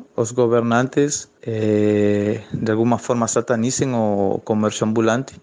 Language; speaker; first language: Portuguese; non-native, fluent; Spanish